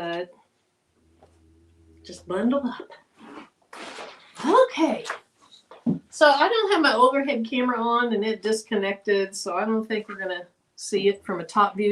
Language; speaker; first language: English; native; English